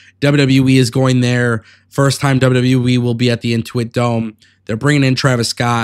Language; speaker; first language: English; native; English